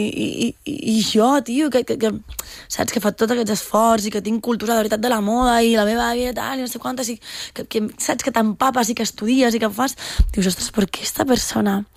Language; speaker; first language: Catalan; non-native, local second language; Spanish